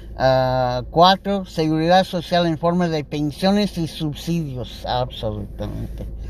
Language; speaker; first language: Spanish; non-native, learner; English